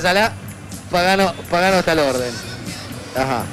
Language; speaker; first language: Spanish; native; Spanish